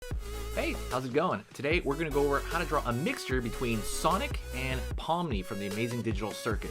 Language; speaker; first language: English; native; English